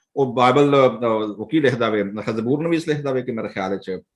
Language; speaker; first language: Urdu; non-native, local second language; Punjabi